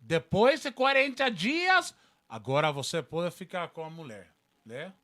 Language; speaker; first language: Portuguese; non-native, learner; Spanish